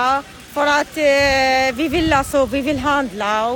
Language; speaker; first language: Swedish; non-native, learner; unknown